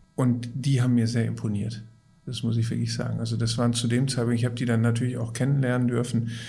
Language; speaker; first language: German; native; German